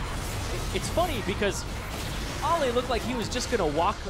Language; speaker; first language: English; native; English